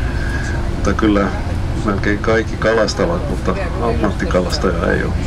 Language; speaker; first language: Finnish; non-native, local second language; Swedish